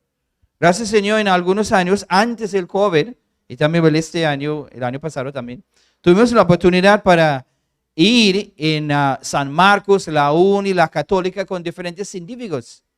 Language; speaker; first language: Spanish; non-native, fluent; English